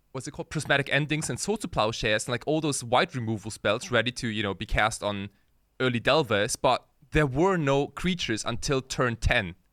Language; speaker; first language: English; early bilingual, other home language; Japanese